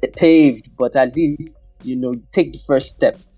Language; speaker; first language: English; non-native, local second language; Yoruba